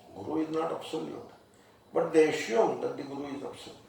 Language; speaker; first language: English; non-native, local second language; Telugu